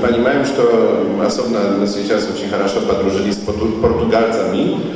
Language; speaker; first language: Polish; non-native, learner; Russian